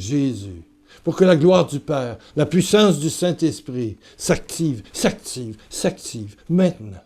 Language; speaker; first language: French; native; French